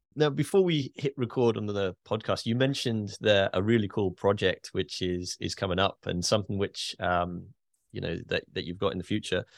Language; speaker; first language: English; native; English